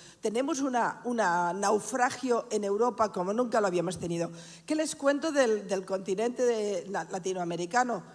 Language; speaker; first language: Spanish; non-native, local second language; Catalan